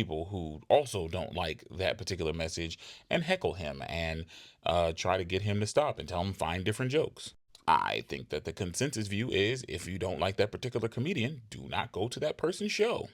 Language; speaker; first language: English; native; English